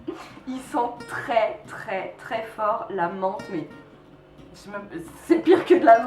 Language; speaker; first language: French; native; French